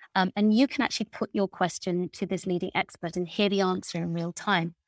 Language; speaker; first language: English; native; English